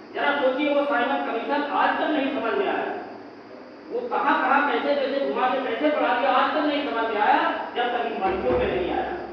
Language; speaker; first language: Hindi; native; Hindi